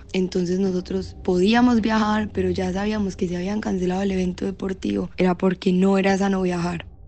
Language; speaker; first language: Spanish; native; Spanish